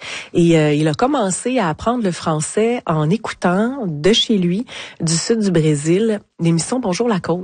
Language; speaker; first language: French; native; French